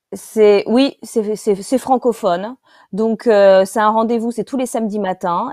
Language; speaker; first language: French; native; French